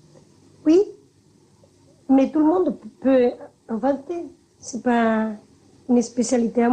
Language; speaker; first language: French; non-native, fluent; Spanish